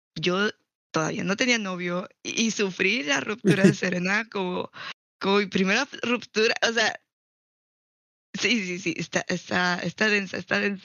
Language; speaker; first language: Spanish; native; Spanish